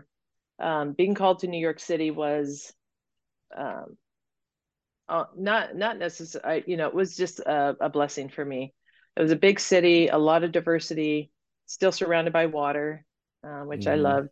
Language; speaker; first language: English; native; English